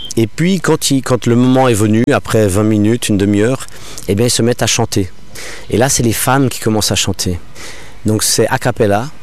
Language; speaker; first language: French; non-native, local second language; English